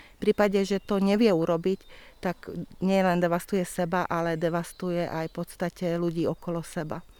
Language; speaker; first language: Slovak; non-native, local second language; Hungarian